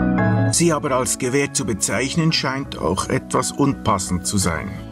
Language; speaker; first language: German; native; German